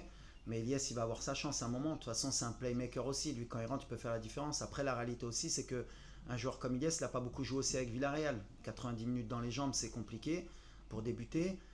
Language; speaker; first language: French; native; French